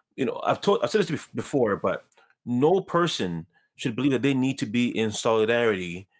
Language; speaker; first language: English; early bilingual, other home language; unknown